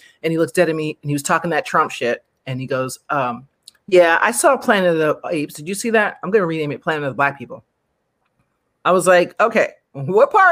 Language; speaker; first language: English; native; English